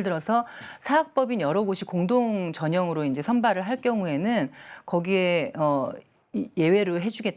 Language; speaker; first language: Korean; native; Korean